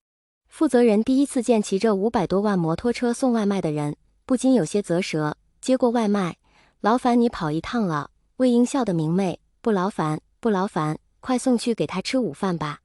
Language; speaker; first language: Chinese; native; Chinese